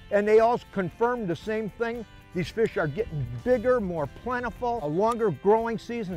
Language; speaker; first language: English; native; English